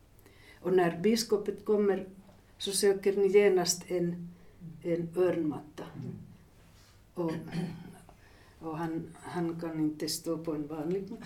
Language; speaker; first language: Swedish; non-native, fluent; Finnish